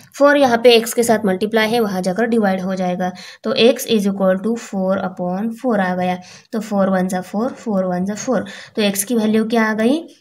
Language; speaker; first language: Hindi; non-native, local second language; Marathi